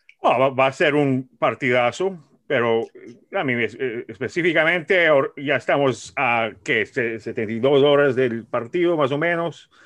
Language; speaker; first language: Spanish; early bilingual, heritage; Spanish